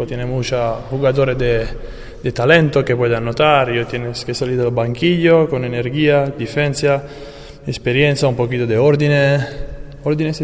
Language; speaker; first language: Spanish; non-native, learner; Italian